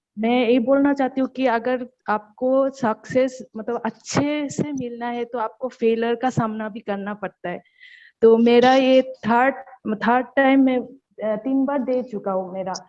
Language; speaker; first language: Hindi; non-native, local second language; Bangla